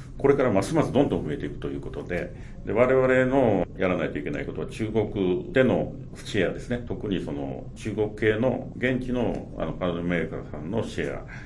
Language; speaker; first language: Japanese; native; Japanese